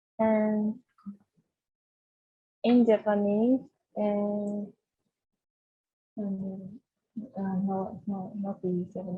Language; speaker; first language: English; non-native, learner; Japanese